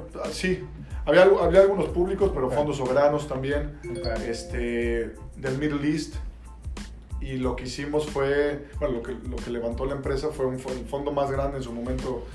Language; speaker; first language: Spanish; native; Spanish